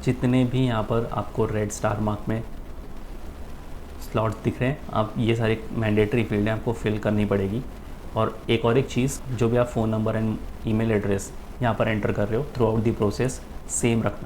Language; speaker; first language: Hindi; native; Hindi